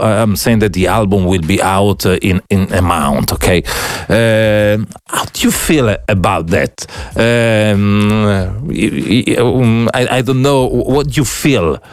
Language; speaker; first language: English; non-native, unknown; Italian